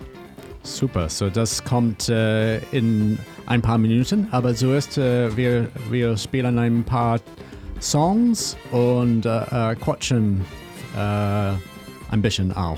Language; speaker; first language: German; non-native, learner; English